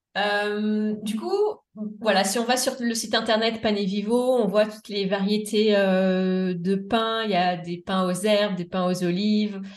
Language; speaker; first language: French; native; French